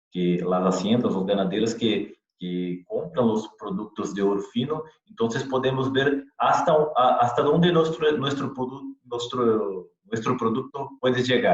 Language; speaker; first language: Spanish; non-native, fluent; Portuguese